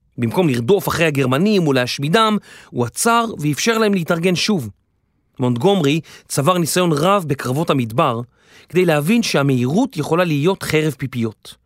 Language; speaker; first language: Hebrew; native; Hebrew